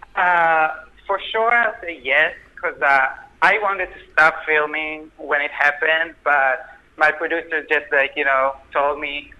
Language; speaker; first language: English; non-native, fluent; Hebrew